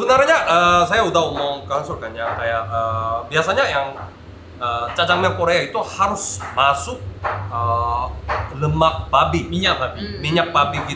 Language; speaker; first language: Indonesian; non-native, learner; Korean